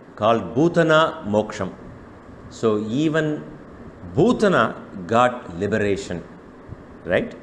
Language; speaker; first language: English; non-native, local second language; Tamil